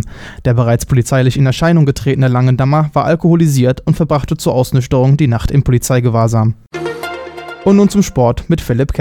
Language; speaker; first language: German; native; German